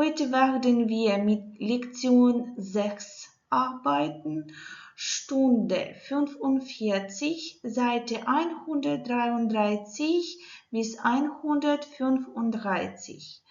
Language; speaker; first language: German; non-native, fluent; Ukrainian